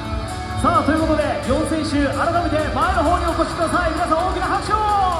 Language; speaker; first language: Japanese; native; Japanese